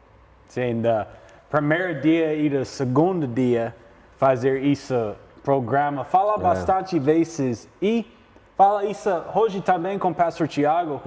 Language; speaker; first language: Portuguese; non-native, learner; English